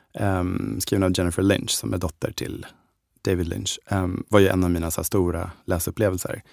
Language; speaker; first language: Swedish; native; Swedish